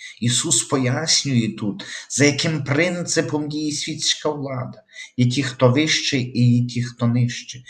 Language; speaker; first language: Ukrainian; native; Ukrainian